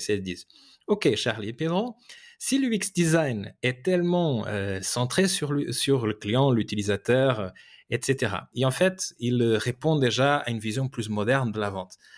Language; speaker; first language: French; non-native, fluent; Portuguese